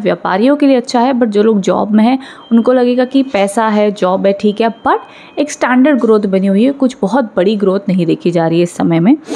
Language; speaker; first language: Hindi; native; Hindi